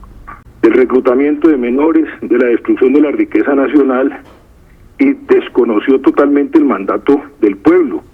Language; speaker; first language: Spanish; native; Spanish